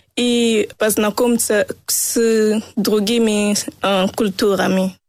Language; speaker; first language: Russian; non-native, learner; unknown